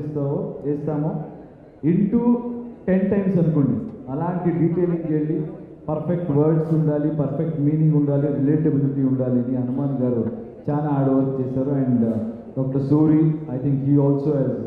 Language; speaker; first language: Telugu; non-native, learner; Kannada